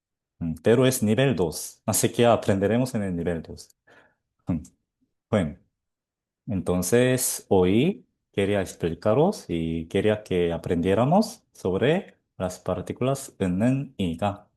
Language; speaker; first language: Spanish; non-native, fluent; Korean